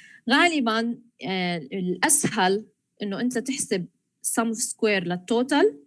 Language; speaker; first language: Arabic; native; Arabic